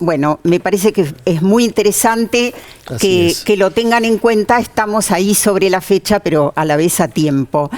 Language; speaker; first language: Spanish; native; Spanish